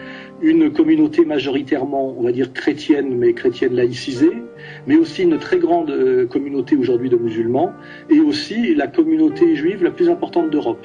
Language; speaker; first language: French; native; French